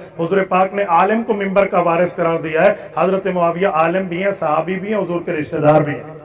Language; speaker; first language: Urdu; non-native, local second language; Saraiki